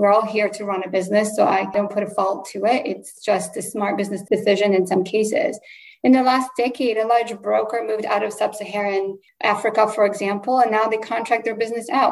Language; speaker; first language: English; non-native, fluent; Polish